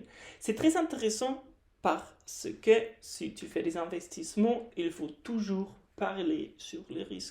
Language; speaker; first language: French; non-native, fluent; German